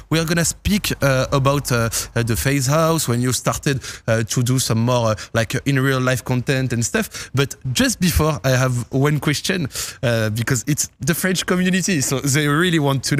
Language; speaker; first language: English; non-native, fluent; French